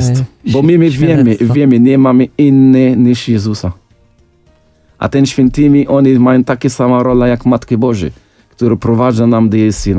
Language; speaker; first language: Polish; non-native, fluent; Arabic